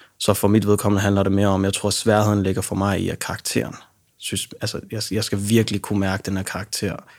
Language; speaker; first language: Danish; early bilingual, other home language; Arabic